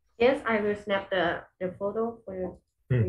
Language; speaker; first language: English; non-native, fluent; Thai